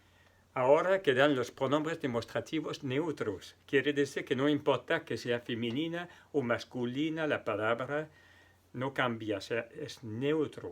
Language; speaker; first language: Spanish; non-native, fluent; French